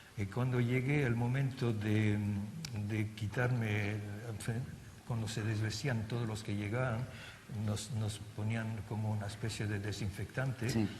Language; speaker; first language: Spanish; non-native, fluent; German